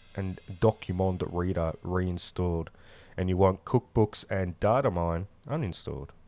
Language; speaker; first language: English; native; English